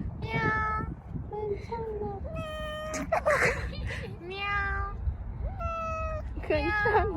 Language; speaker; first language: Korean; non-native, learner; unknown